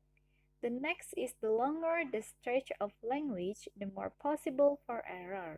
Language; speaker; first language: English; non-native, learner; Indonesian